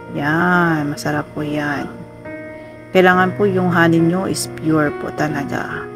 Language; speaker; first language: Filipino; non-native, local second language; Cebuano